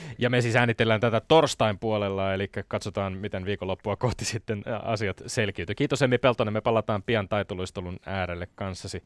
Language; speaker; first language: Finnish; native; Finnish